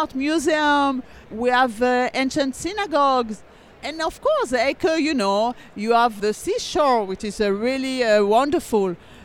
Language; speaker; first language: English; non-native, fluent; French